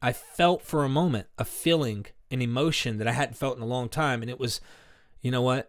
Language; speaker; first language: English; native; English